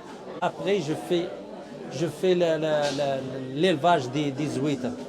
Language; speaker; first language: French; non-native, learner; Arabic